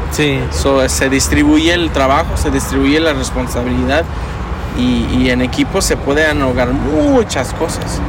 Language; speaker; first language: Spanish; early bilingual, heritage; Spanish